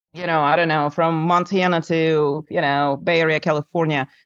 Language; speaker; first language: English; non-native, fluent; Lithuanian